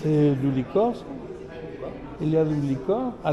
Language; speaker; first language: French; non-native, learner; Spanish